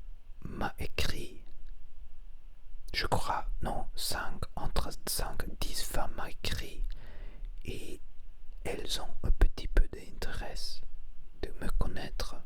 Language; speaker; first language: French; non-native, learner; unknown